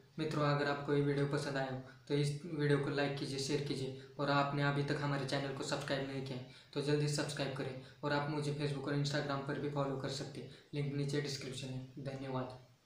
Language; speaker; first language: Hindi; non-native, local second language; Marathi